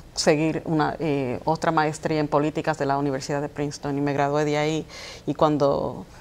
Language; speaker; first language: Spanish; early bilingual, heritage; Spanish